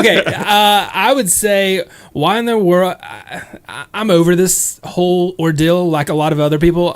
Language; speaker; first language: English; native; English